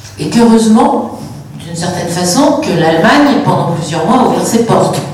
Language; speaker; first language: French; native; French